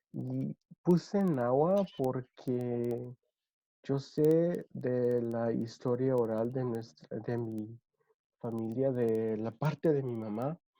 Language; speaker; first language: Spanish; early bilingual, other home language; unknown